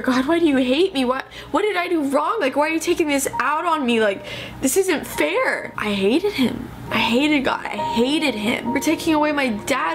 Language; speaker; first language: English; native; English